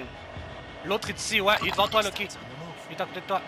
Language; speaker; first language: French; native; French